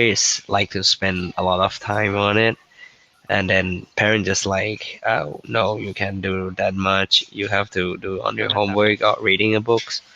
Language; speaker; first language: English; non-native, learner; Thai